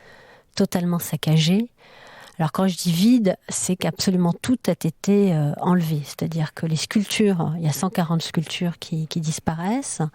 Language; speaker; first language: French; native; French